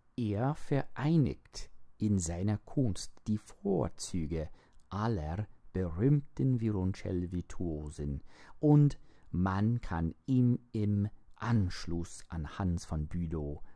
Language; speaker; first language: German; non-native, fluent; English